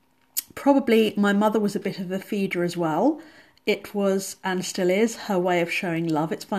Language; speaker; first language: English; native; English